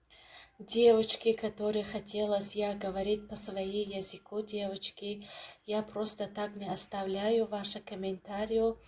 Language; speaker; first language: Russian; non-native, learner; Tajik